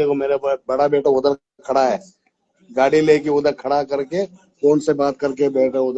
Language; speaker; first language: Hindi; non-native, local second language; Tibetan